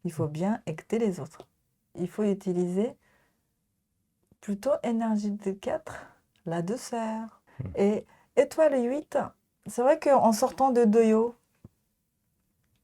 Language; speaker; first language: French; non-native, learner; Japanese